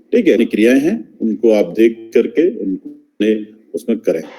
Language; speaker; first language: Hindi; native; Hindi